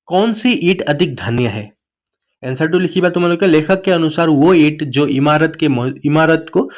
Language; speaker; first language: Hindi; non-native, local second language; Assamese